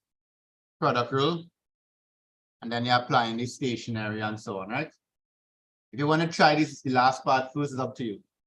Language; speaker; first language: English; native; English